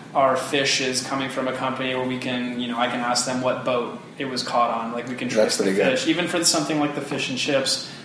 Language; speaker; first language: English; native; English